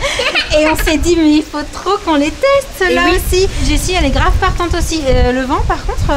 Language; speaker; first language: French; native; French